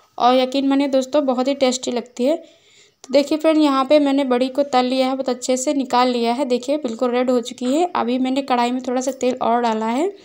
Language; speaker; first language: Hindi; native; Hindi